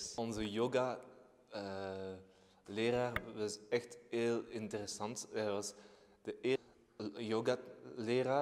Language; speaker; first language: Dutch; non-native, local second language; French